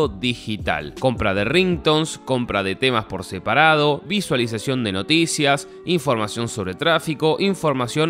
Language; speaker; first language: Spanish; native; Spanish